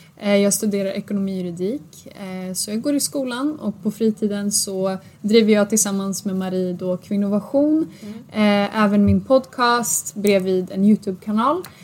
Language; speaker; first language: Swedish; early bilingual, other home language; Assyrian Neo-Aramaic